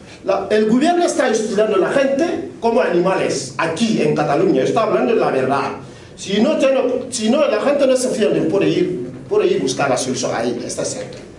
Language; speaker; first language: Spanish; non-native, learner; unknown